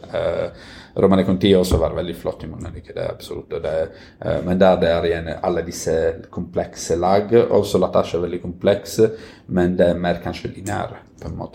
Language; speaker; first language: Norwegian; non-native, fluent; Italian